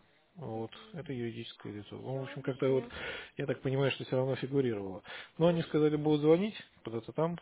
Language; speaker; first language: Russian; native; Russian